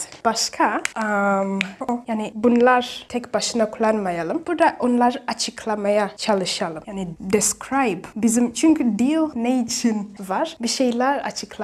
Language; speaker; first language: Turkish; non-native, learner; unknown